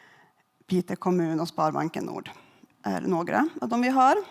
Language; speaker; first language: Swedish; native; Swedish